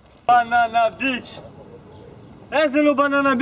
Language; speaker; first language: Hebrew; non-native, learner; French